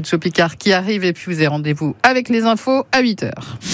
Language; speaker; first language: French; native; French